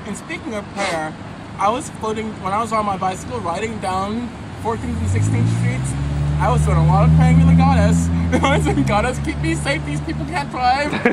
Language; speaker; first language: English; native; English